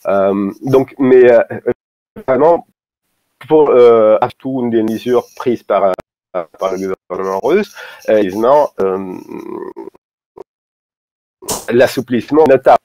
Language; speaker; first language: French; non-native, fluent; Russian